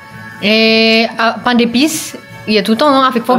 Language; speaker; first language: French; non-native, learner; Indonesian